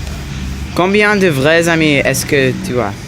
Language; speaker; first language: French; non-native, learner; English